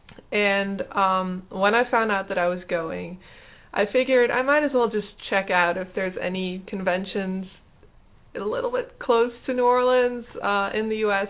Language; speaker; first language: English; non-native, fluent; Dutch